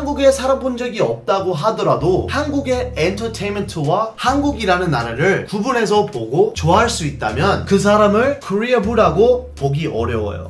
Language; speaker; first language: Korean; non-native, fluent; English